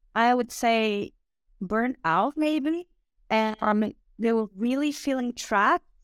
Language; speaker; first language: English; non-native, fluent; Croatian